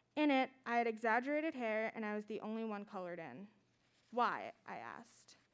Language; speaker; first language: English; native; English